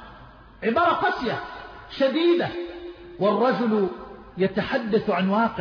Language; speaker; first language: Arabic; native; Arabic